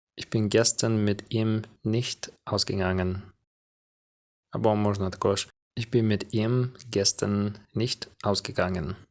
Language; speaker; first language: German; non-native, fluent; Ukrainian